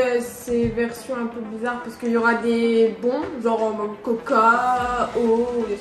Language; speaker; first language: French; native; French